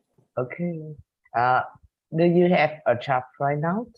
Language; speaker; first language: English; non-native, learner; Vietnamese